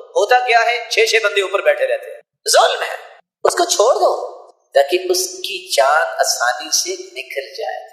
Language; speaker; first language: Urdu; non-native, local second language; Punjabi